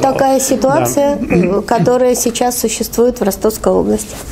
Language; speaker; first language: Russian; native; Russian